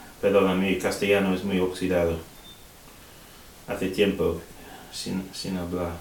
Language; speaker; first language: Spanish; non-native, fluent; English